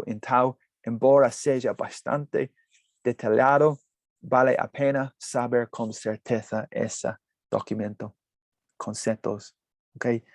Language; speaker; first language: Portuguese; non-native, learner; English